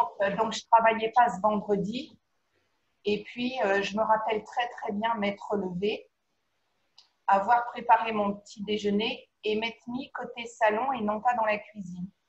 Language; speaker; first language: French; native; French